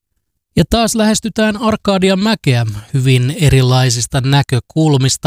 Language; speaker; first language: Finnish; native; Finnish